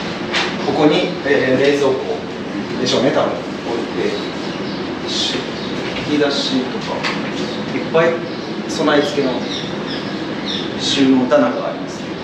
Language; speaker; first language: Japanese; native; Japanese